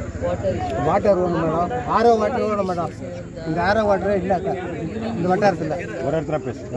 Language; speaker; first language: Tamil; native; Tamil